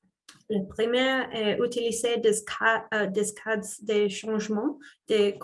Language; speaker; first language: French; non-native, fluent; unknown